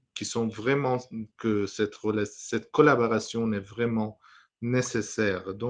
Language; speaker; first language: French; non-native, fluent; Persian